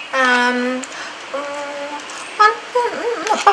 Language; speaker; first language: French; non-native, learner; Ukrainian